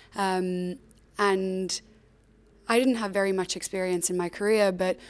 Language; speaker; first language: English; native; English